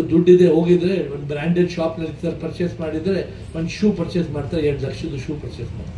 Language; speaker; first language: Kannada; non-native, local second language; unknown